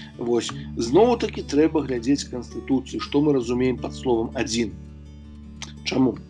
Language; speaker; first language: Belarusian; native; Belarusian